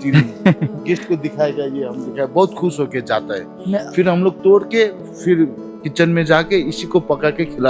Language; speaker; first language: Hindi; non-native, local second language; Nepali